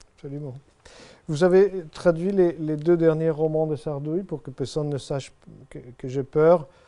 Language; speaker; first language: French; non-native, fluent; Spanish